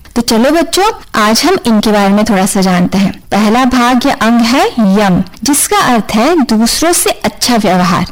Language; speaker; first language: Hindi; native; Hindi